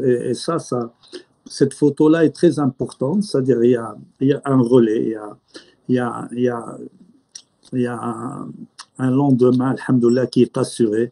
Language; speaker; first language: French; non-native, local second language; Arabic